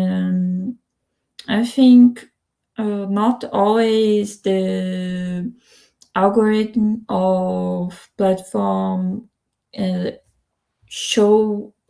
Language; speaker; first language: English; non-native, learner; Spanish